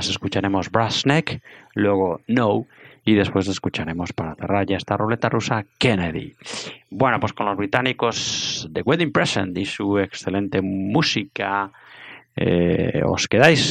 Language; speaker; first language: Spanish; native; Spanish